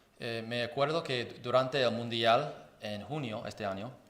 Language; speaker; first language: Spanish; non-native, fluent; Chinese